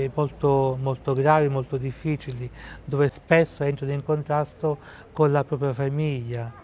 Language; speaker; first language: Italian; native; Italian